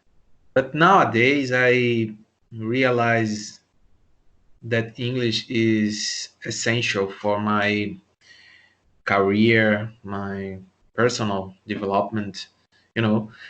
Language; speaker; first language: English; non-native, learner; Portuguese